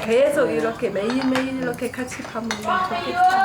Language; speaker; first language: Korean; non-native, learner; Thai